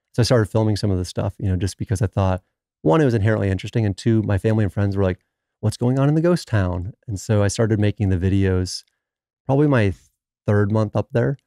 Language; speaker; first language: English; native; English